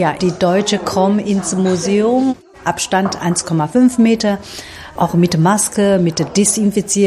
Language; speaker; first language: German; non-native, learner; Chinese